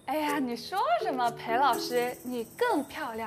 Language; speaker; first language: Chinese; non-native, learner; Korean